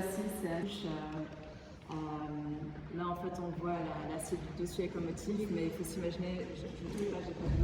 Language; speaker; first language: French; native; French